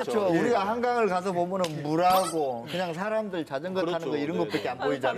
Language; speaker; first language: Korean; native; Korean